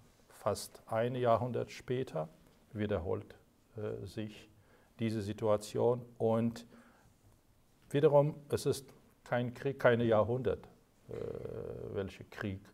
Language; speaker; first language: German; non-native, fluent; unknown